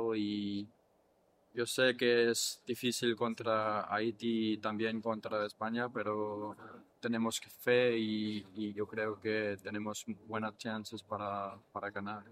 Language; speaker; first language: Spanish; non-native, fluent; English